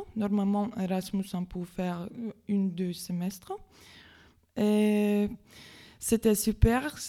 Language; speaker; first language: French; non-native, learner; Latvian